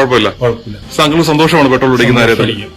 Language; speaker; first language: Malayalam; native; Malayalam